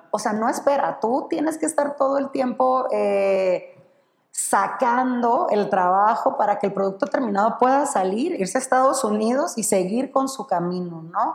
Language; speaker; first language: Spanish; native; Spanish